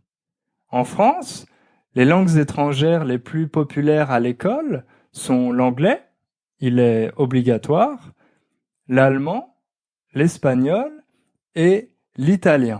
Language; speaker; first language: French; native; French